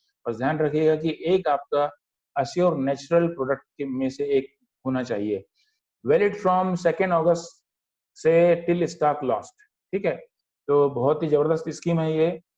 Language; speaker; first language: Hindi; native; Hindi